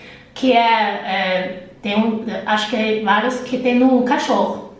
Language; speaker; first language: Portuguese; non-native, fluent; Chinese